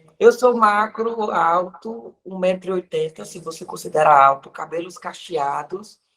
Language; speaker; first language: Portuguese; native; Portuguese